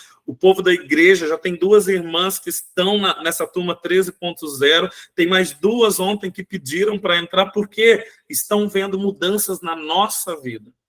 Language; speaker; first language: Portuguese; native; Portuguese